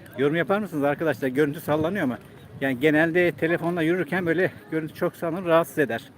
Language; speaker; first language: Turkish; native; Turkish